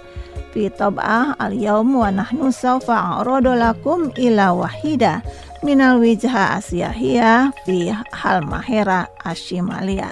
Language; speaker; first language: Arabic; non-native, fluent; Indonesian